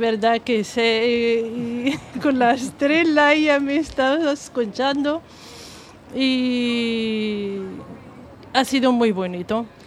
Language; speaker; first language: Spanish; non-native, learner; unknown